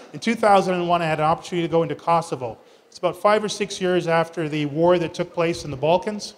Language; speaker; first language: English; native; English